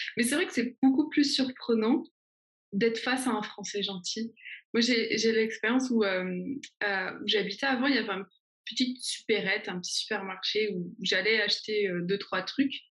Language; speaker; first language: French; native; French